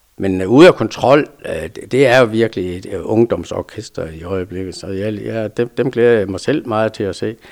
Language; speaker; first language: Danish; native; Danish